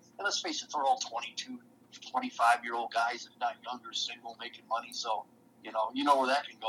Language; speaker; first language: English; native; English